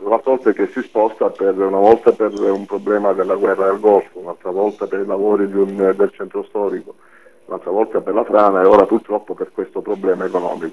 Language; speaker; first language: Italian; native; Italian